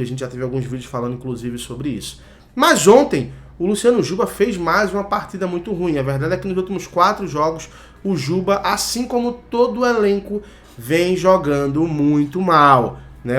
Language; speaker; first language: Portuguese; native; Portuguese